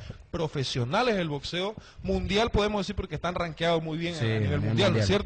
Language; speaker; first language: Spanish; native; Spanish